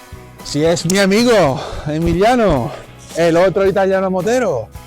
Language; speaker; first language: Spanish; non-native, fluent; Italian